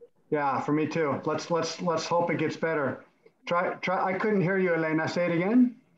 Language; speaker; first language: English; native; English